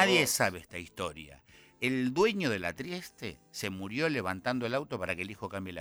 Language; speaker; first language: Spanish; native; Spanish